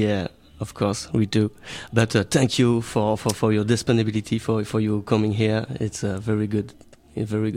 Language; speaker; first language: English; non-native, learner; French